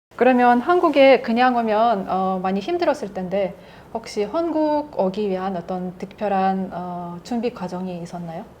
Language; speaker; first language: Korean; non-native, fluent; Russian